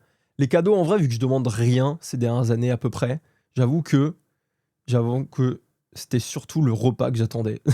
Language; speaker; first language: French; native; French